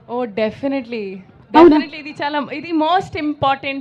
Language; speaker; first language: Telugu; non-native, learner; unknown